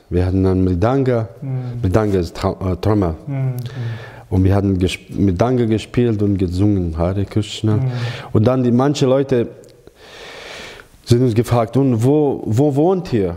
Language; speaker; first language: German; non-native, learner; Croatian